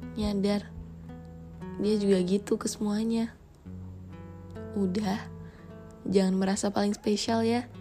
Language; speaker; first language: Indonesian; native; Indonesian